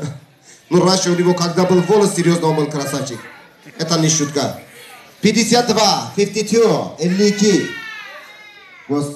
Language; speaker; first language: Russian; non-native, learner; Turkish